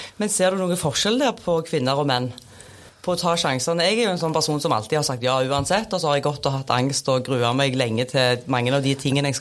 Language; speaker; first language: Norwegian; native; Norwegian